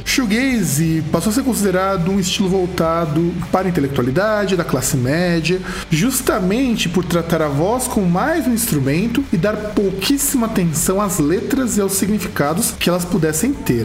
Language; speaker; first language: Portuguese; native; Portuguese